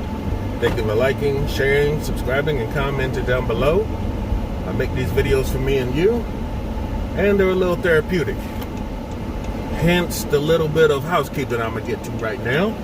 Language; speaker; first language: English; native; English